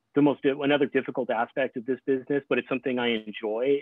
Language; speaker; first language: English; native; English